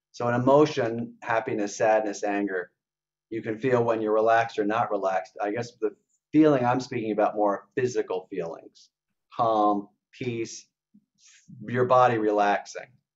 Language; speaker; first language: English; native; English